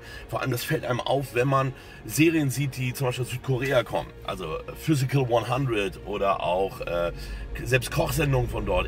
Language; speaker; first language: German; native; German